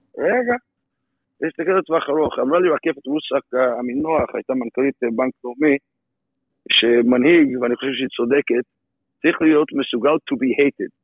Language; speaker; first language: Hebrew; non-native, fluent; English